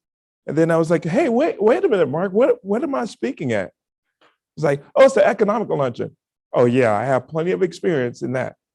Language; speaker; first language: English; native; English